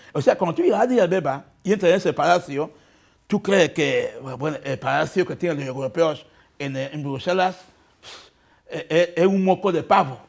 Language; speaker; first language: Spanish; non-native, local second language; Fang